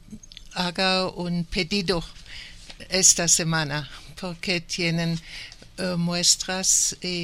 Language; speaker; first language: Spanish; non-native, learner; German